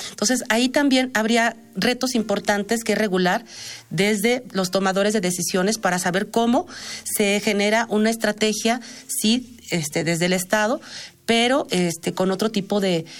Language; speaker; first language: Spanish; native; Spanish